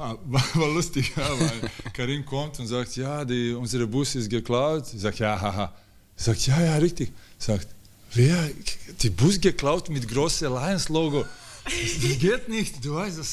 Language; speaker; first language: German; non-native, learner; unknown